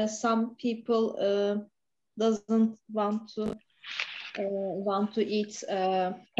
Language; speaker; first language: English; non-native, learner; Albanian